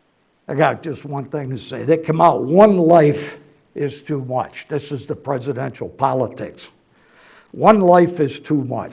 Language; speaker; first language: English; native; English